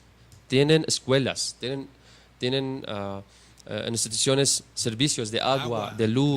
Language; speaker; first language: Spanish; non-native, learner; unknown